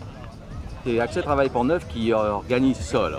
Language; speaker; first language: French; non-native, local second language; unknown